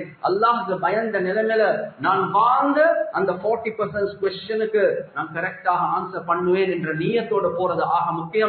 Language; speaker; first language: Tamil; native; Tamil